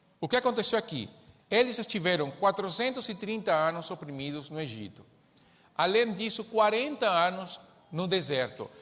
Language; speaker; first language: Portuguese; non-native, fluent; Spanish